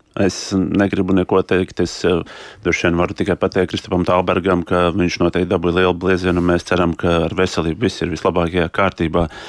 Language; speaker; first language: Latvian; native; Latvian